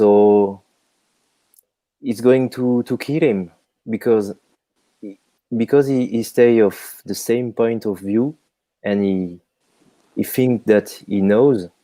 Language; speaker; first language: English; non-native, fluent; French